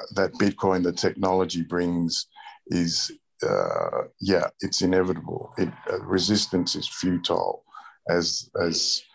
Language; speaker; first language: English; native; English